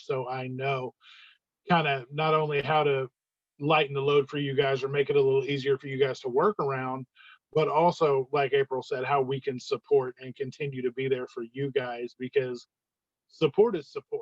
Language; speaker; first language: English; native; English